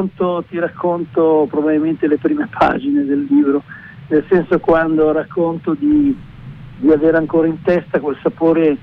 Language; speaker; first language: Italian; native; Italian